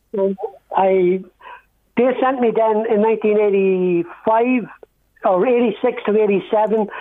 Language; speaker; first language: English; native; English